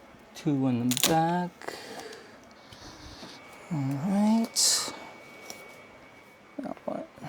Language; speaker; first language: English; native; English